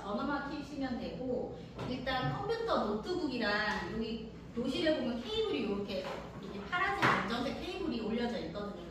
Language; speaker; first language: Korean; native; Korean